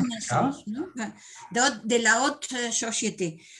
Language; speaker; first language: French; non-native, fluent; Spanish